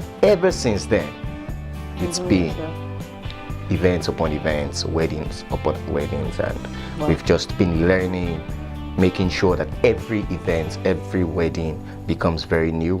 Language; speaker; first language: English; non-native, local second language; Yoruba